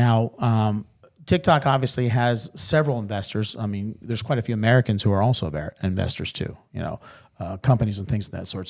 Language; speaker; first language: English; native; English